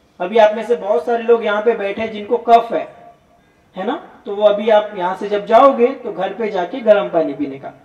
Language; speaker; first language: Hindi; non-native, local second language; Gujarati